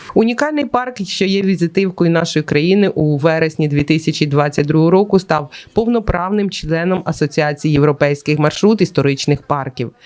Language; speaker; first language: Ukrainian; native; Ukrainian